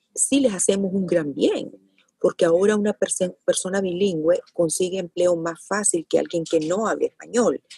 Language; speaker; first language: Spanish; native; Spanish